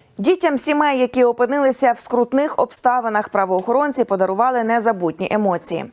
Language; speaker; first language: Ukrainian; native; Ukrainian